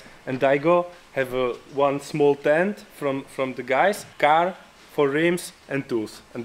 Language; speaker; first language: English; non-native, learner; Polish